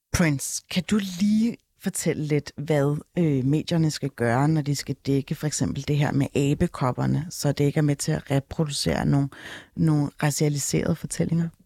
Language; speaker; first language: Danish; early bilingual, other home language; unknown